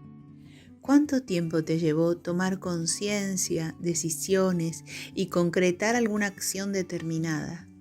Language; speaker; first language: Spanish; native; Spanish